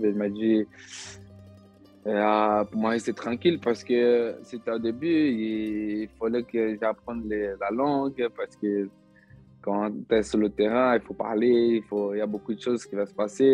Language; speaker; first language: French; non-native, learner; Portuguese